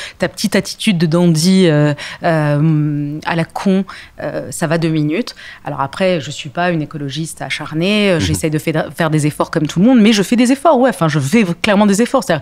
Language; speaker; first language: French; early bilingual, other home language; Arabic